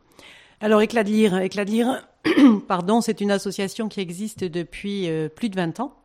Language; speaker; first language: French; native; French